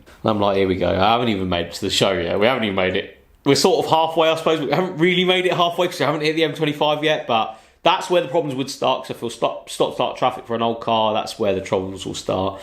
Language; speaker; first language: English; native; English